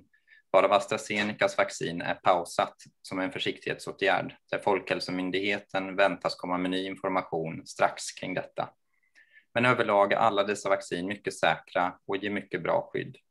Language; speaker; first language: Swedish; native; Swedish